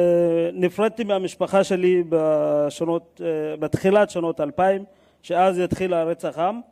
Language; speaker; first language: Hebrew; non-native, fluent; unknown